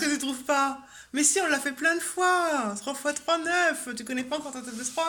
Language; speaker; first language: French; native; French